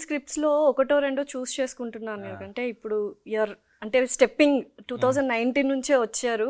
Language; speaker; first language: Telugu; native; Telugu